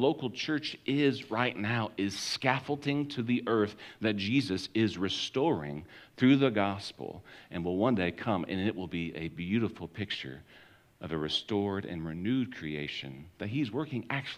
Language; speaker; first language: English; native; English